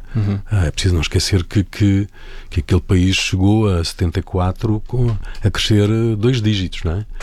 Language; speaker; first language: Portuguese; native; Portuguese